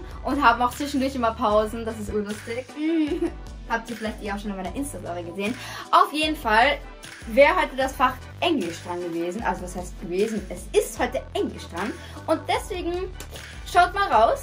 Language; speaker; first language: German; native; German